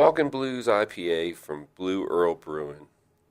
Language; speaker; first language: English; native; English